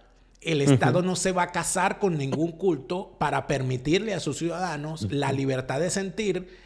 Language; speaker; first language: Spanish; native; Spanish